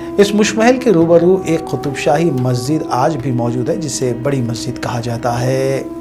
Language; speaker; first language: Urdu; native; Urdu